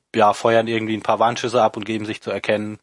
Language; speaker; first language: German; native; German